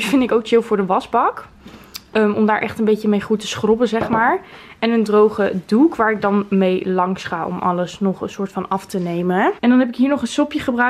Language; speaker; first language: Dutch; native; Dutch